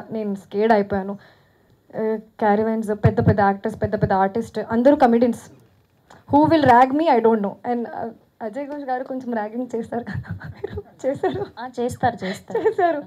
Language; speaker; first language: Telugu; non-native, fluent; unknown